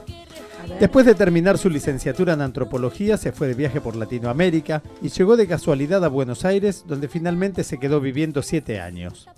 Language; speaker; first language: Spanish; native; Spanish